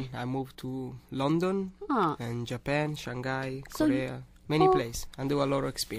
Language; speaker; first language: English; non-native, learner; Italian